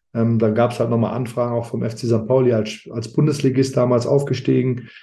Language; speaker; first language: German; early bilingual, other home language; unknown